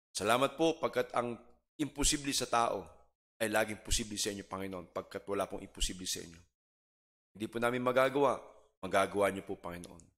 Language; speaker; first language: Filipino; non-native, local second language; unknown